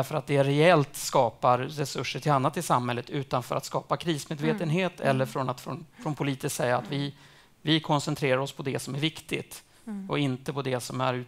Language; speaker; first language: Swedish; native; Swedish